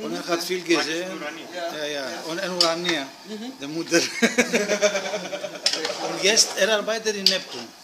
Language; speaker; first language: German; non-native, learner; Greek